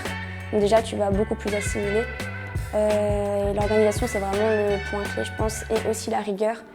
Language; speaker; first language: French; native; French